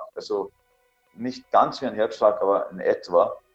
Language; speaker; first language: German; native; German